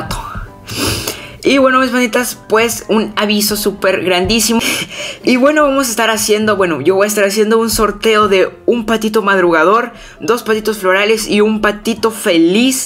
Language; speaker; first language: Spanish; native; Spanish